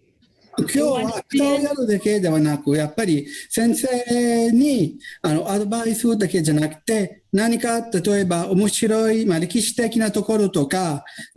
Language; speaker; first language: Japanese; non-native, fluent; Italian